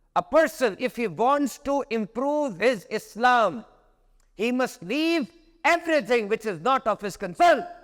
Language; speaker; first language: English; non-native, local second language; Urdu